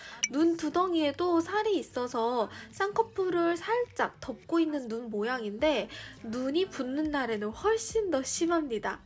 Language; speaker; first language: Korean; native; Korean